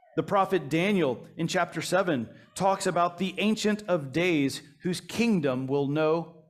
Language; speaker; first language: English; native; English